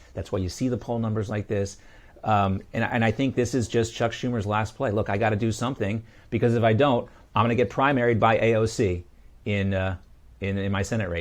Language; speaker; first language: English; native; English